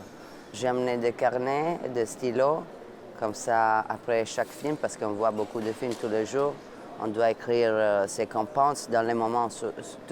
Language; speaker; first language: French; non-native, fluent; Italian